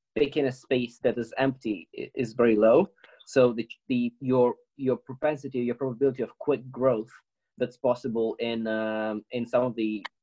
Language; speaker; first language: English; non-native, fluent; Ukrainian